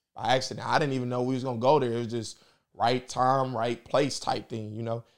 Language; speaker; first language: English; native; English